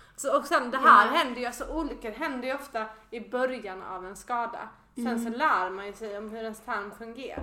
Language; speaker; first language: Swedish; native; Swedish